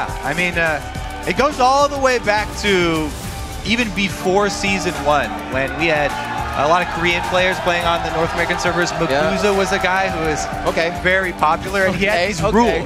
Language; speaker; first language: English; native; English